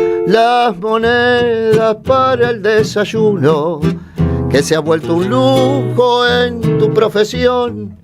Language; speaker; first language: Spanish; native; Spanish